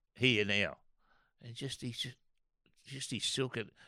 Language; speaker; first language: English; native; English